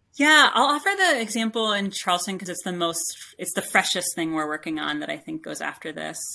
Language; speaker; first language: English; native; English